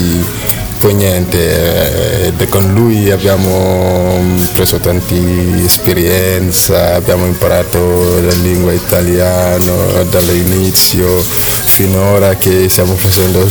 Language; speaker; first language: Italian; non-native, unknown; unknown